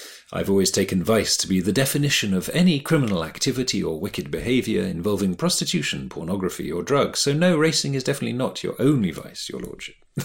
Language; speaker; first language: English; native; English